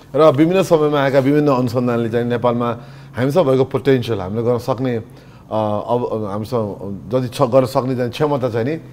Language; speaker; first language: Nepali; native; Nepali